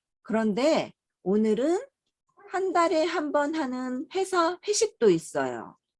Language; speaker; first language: Korean; native; Korean